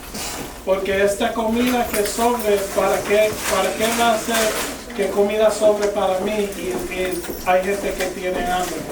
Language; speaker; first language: Spanish; early bilingual, heritage; English